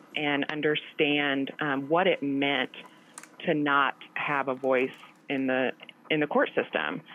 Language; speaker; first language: English; native; English